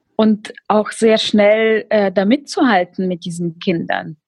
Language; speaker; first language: German; early bilingual, other home language; Russian